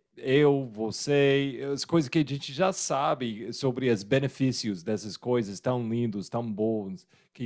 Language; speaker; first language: Portuguese; non-native, fluent; English